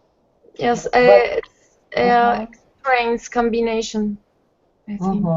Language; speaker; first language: English; non-native, learner; Spanish